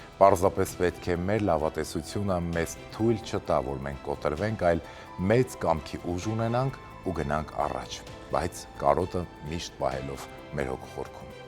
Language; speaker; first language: Armenian; native; Armenian